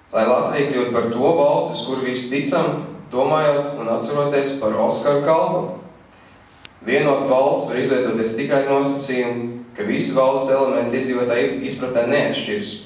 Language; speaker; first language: Latvian; early bilingual, heritage; Latvian